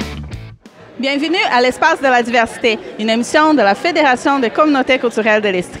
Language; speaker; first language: French; native; French